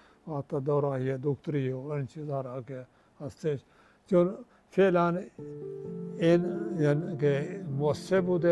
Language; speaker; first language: Persian; non-native, fluent; Urdu